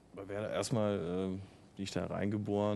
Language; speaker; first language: German; native; German